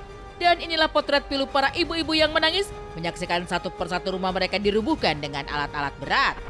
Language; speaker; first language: Indonesian; native; Indonesian